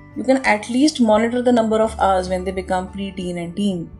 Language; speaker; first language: English; non-native, local second language; Hindi